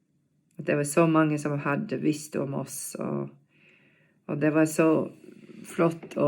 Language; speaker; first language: Norwegian; non-native, fluent; English